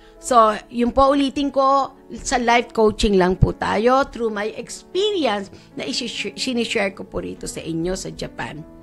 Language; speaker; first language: Filipino; native; Filipino